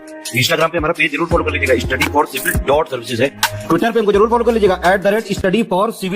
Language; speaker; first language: Hindi; native; Hindi